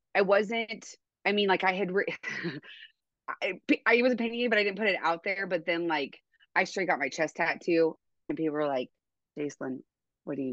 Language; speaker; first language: English; native; English